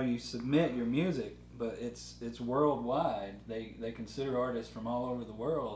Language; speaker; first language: English; native; English